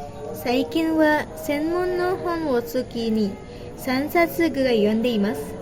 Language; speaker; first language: Japanese; non-native, learner; Indonesian